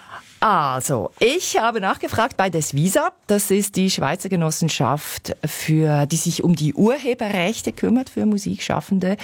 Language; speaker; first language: German; native; German